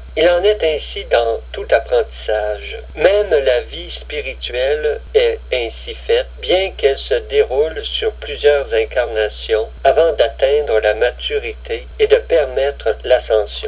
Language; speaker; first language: French; native; French